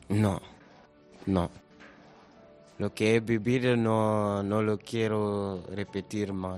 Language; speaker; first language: Spanish; non-native, learner; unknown